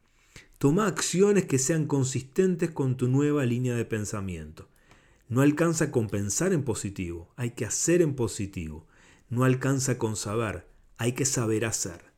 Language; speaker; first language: Spanish; native; Spanish